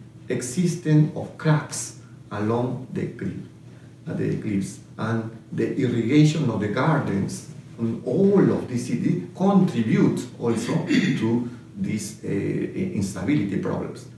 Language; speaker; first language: English; non-native, fluent; Spanish